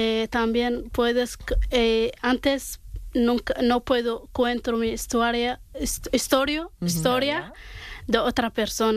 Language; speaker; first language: Spanish; non-native, learner; Arabic